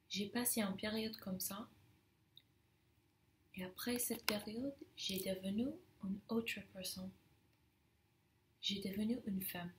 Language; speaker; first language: French; non-native, fluent; English